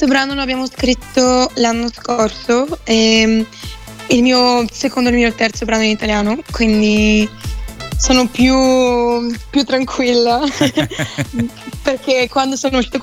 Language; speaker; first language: Italian; non-native, fluent; Bulgarian